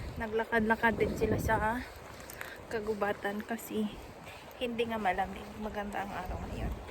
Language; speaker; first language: Filipino; non-native, local second language; Cebuano